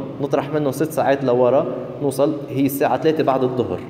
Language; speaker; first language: Arabic; native; Arabic